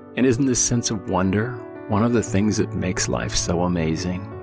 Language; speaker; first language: English; native; English